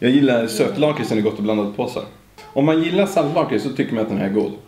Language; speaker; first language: Swedish; native; Swedish